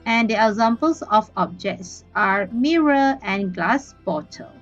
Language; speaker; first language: English; non-native, local second language; Malay